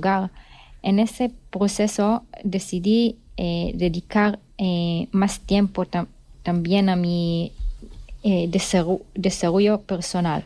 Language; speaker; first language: Spanish; non-native, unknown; Hebrew